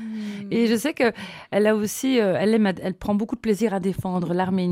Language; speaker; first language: French; native; French